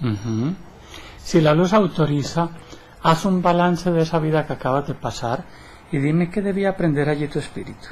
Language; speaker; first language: Spanish; native; Spanish